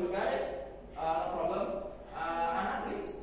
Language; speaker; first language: English; non-native, fluent; Indonesian